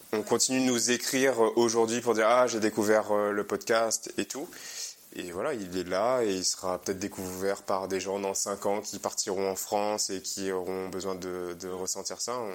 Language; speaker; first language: French; native; French